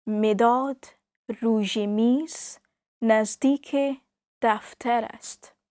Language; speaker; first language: Persian; non-native, fluent; Urdu